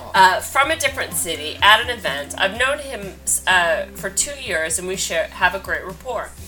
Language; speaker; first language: English; native; English